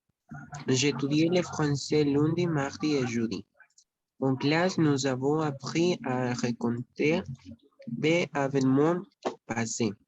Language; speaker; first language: French; non-native, learner; Spanish